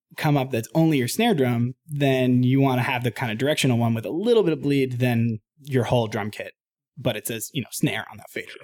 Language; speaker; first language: English; native; English